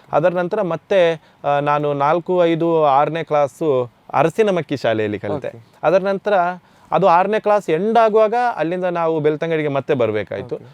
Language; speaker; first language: Kannada; native; Kannada